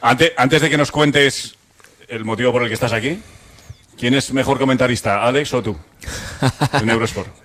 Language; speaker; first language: Spanish; native; Spanish